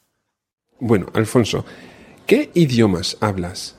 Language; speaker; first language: Spanish; non-native, fluent; English